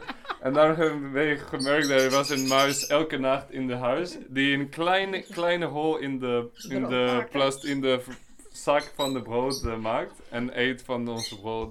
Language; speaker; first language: Dutch; non-native, learner; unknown